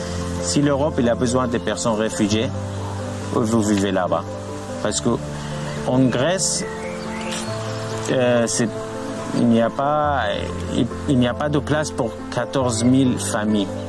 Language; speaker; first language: French; non-native, learner; Arabic